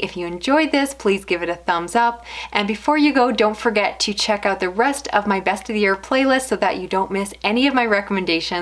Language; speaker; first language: English; native; English